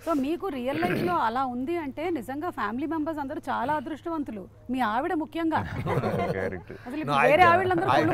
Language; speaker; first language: Telugu; native; Telugu